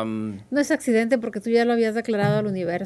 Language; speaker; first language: Spanish; native; Spanish